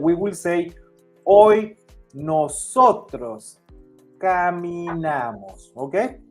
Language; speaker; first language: Spanish; non-native, fluent; English